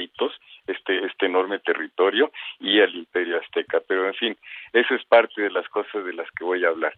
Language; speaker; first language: Spanish; native; Spanish